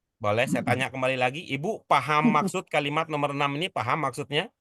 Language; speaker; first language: Indonesian; native; Indonesian